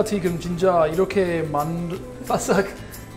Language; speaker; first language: Korean; non-native, fluent; English